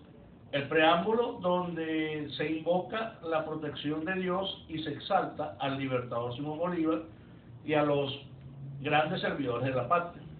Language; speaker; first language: Spanish; native; Spanish